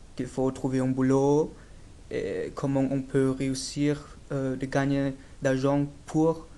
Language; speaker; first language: French; non-native, fluent; German